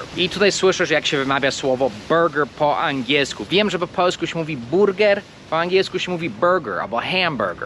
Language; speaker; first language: Polish; non-native, fluent; English